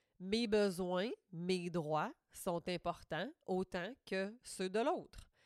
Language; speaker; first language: French; native; French